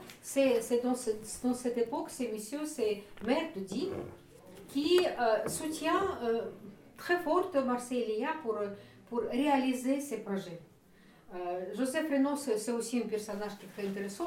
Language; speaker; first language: French; non-native, learner; Russian